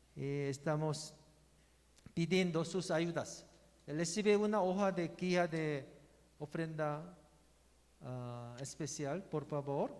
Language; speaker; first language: Spanish; non-native, learner; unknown